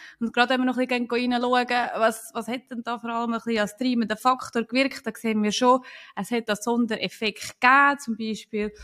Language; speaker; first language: German; native; German